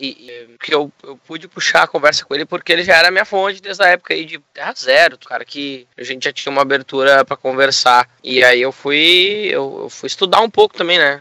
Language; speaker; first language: Portuguese; native; Portuguese